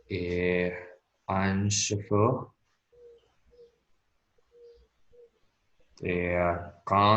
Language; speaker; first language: French; non-native, learner; Spanish